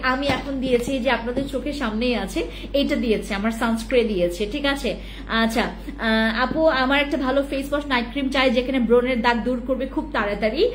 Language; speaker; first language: Bangla; native; Bangla